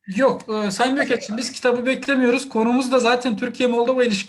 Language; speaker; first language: Turkish; native; Turkish